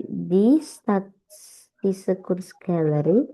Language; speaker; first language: German; non-native, learner; Indonesian